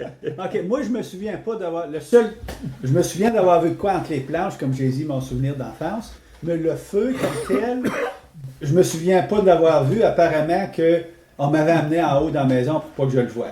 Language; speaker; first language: French; native; French